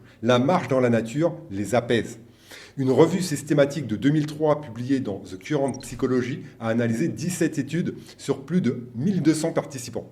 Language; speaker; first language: French; native; French